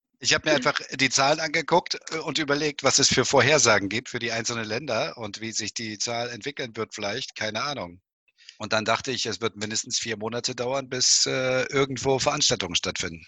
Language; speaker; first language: German; native; German